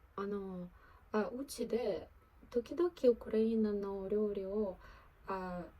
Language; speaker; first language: Japanese; non-native, learner; Ukrainian